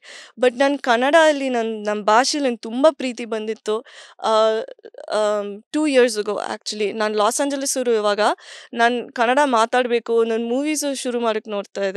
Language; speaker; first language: Kannada; early bilingual, heritage; English